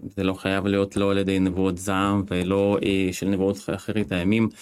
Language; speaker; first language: Hebrew; non-native, fluent; Russian